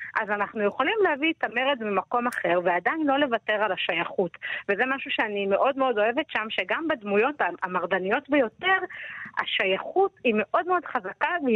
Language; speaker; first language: Hebrew; native; Hebrew